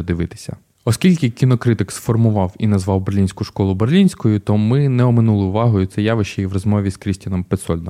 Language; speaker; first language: Ukrainian; native; Ukrainian